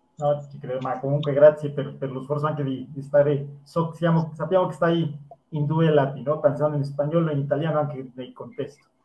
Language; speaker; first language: Italian; non-native, fluent; Spanish